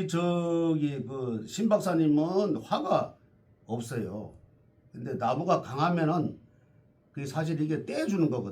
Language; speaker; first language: Korean; native; Korean